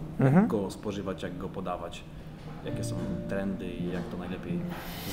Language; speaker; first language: Polish; native; Polish